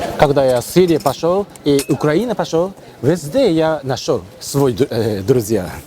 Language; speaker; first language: Russian; non-native, learner; Japanese